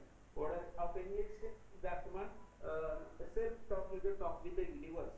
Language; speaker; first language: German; non-native, learner; Hindi